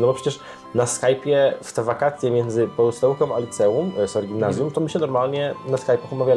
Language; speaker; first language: Polish; native; Polish